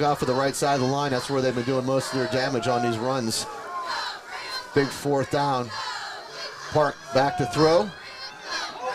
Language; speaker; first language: English; native; English